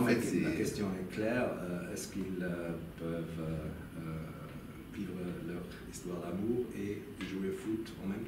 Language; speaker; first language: French; non-native, local second language; German